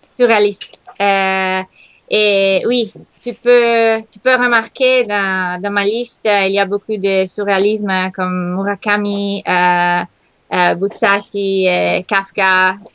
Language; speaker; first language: French; non-native, learner; Italian